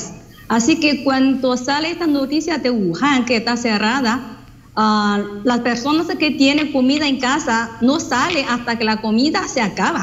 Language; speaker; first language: Spanish; non-native, fluent; Chinese